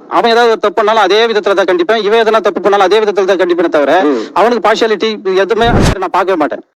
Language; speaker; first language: Tamil; non-native, local second language; Telugu